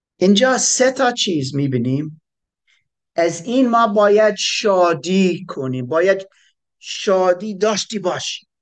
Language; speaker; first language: Persian; non-native, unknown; English